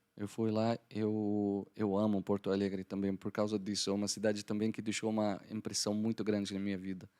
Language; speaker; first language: Portuguese; non-native, fluent; Arabic